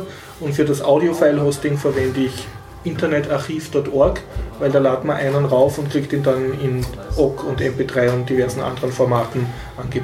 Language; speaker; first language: German; native; German